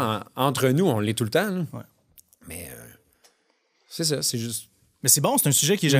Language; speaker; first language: French; native; French